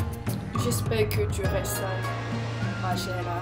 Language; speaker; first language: French; non-native, learner; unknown